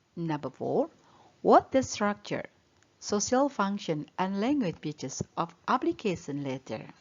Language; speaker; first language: English; non-native, learner; Indonesian